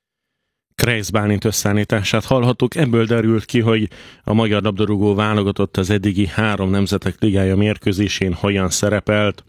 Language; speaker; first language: Hungarian; native; Hungarian